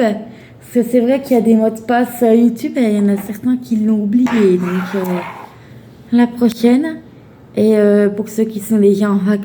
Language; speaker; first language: French; native; French